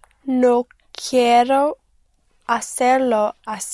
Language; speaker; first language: Spanish; non-native, learner; English